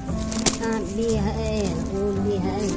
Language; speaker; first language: Hindi; non-native, local second language; Nepali